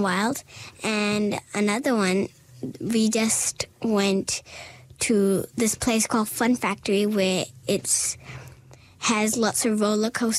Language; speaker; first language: English; non-native, local second language; Urdu